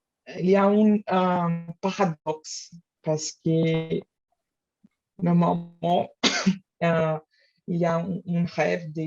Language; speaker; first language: French; non-native, learner; Portuguese